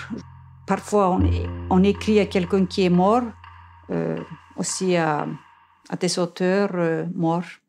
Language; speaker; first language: French; non-native, fluent; Icelandic